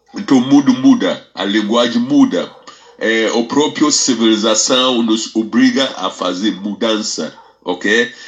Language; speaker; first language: Portuguese; non-native, fluent; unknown